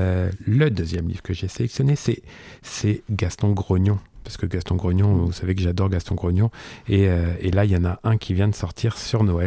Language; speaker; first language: French; native; French